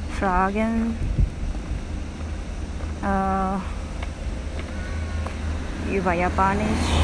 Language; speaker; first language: German; non-native, learner; Japanese